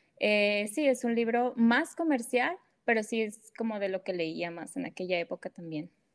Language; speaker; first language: Spanish; native; Spanish